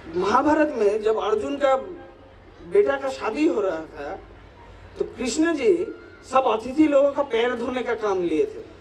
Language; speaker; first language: Hindi; non-native, local second language; Bangla